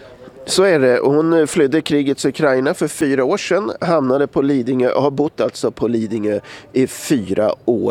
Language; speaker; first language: Swedish; native; Swedish